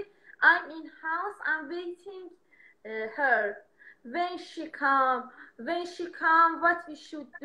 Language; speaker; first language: English; non-native, learner; Persian